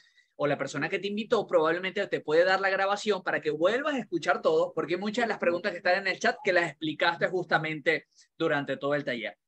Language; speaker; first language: Spanish; native; Spanish